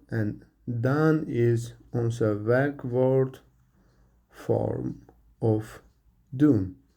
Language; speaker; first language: Dutch; non-native, learner; Turkish